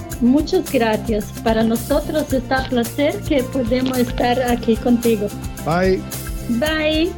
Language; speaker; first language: Spanish; non-native, learner; German